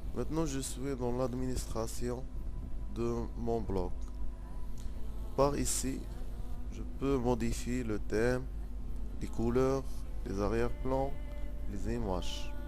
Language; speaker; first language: French; non-native, local second language; Arabic